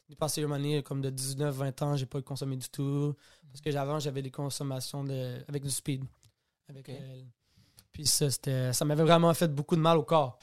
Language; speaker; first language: French; native; French